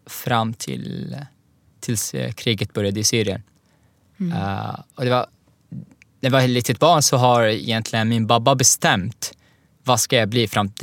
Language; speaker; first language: Swedish; non-native, fluent; Arabic